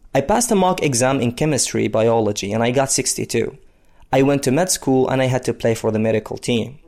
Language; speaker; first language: English; non-native, fluent; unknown